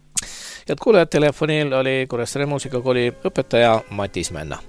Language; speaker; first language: Estonian; native; Estonian